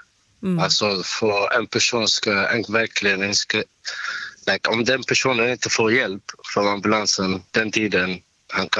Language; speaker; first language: Swedish; non-native, learner; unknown